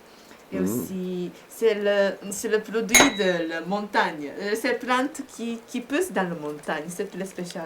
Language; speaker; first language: French; non-native, learner; Japanese